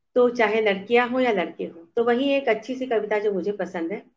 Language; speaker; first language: Hindi; native; Hindi